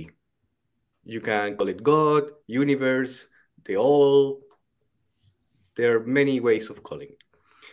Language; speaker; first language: English; non-native, fluent; Spanish